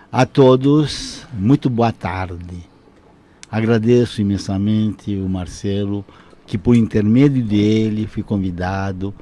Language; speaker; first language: Portuguese; non-native, fluent; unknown